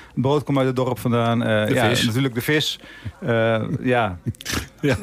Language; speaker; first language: Dutch; native; Dutch